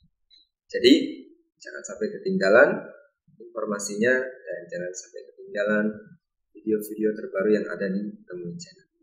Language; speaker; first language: Indonesian; native; Indonesian